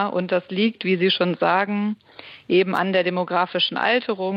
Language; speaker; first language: German; native; German